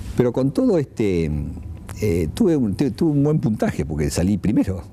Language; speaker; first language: Spanish; native; Spanish